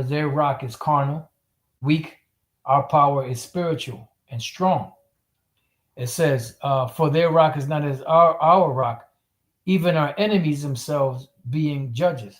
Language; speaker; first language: English; native; English